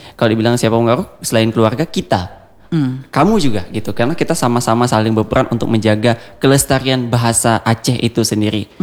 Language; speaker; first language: Indonesian; non-native, local second language; Achinese